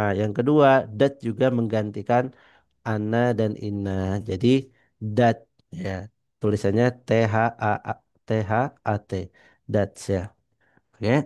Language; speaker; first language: Indonesian; non-native, fluent; Banjar